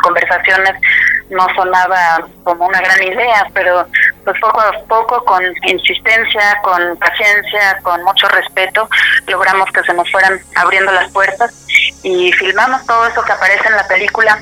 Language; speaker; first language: Spanish; native; Spanish